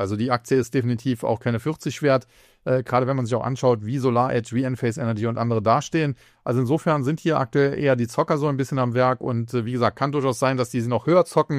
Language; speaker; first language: German; native; German